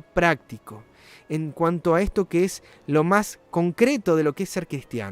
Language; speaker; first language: Spanish; native; Spanish